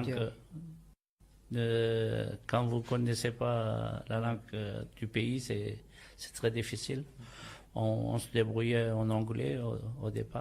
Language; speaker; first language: French; non-native, fluent; Turkish